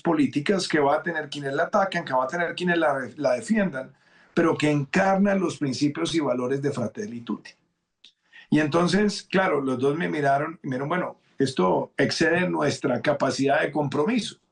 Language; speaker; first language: Spanish; native; Spanish